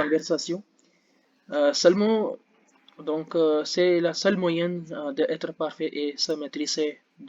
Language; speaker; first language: French; non-native, learner; Hindi